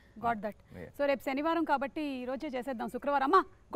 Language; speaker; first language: Telugu; native; Telugu